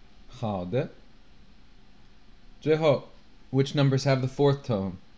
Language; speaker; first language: English; native; English